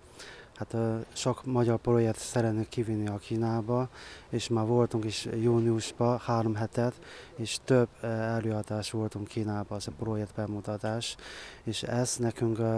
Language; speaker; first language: Hungarian; non-native, learner; Chinese